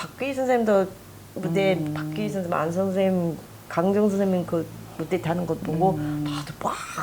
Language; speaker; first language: Korean; non-native, fluent; English